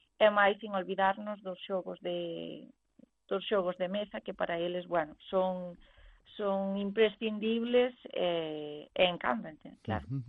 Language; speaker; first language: Galician; native; Galician